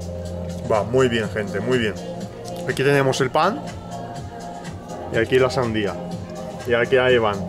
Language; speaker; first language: Spanish; native; Spanish